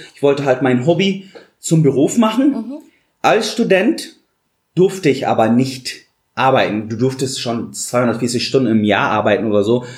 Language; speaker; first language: German; non-native, fluent; Arabic